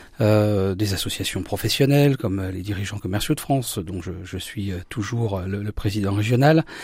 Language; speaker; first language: French; native; French